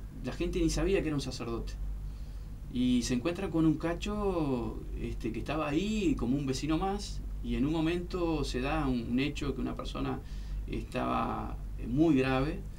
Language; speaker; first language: Spanish; native; Spanish